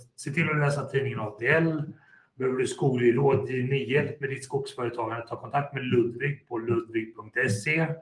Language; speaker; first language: Swedish; native; Swedish